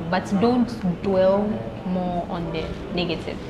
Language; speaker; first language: English; non-native, local second language; Akan